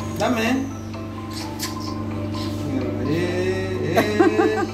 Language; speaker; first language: Spanish; non-native, learner; Filipino